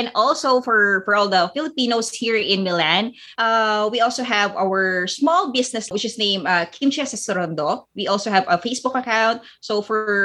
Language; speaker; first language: English; non-native, local second language; Filipino